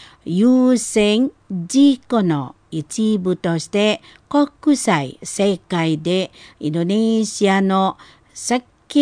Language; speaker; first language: Japanese; non-native, fluent; Indonesian